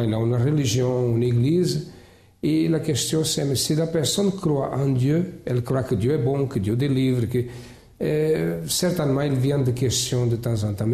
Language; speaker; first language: French; non-native, fluent; Portuguese